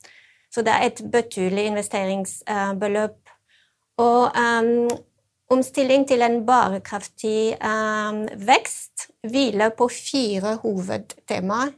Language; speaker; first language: Norwegian; non-native, fluent; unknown